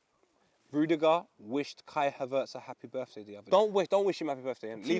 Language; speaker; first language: English; native; English